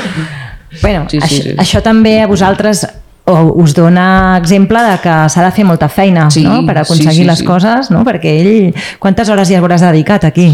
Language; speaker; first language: Catalan; native; Catalan